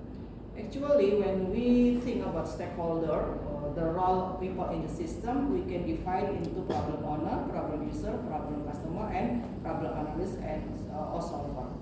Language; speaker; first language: English; non-native, learner; Indonesian